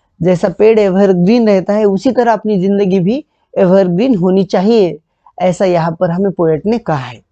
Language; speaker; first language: Hindi; non-native, local second language; Marathi